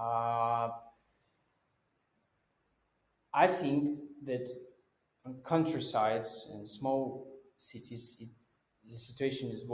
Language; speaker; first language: English; non-native, fluent; Russian